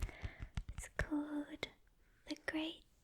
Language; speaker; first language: English; native; English